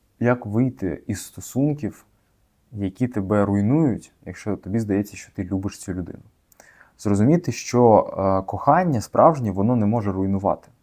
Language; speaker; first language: Ukrainian; native; Ukrainian